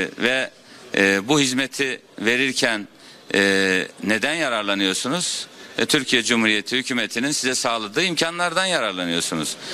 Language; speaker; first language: Turkish; native; Turkish